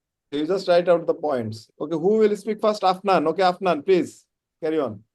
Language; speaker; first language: English; non-native, fluent; Bangla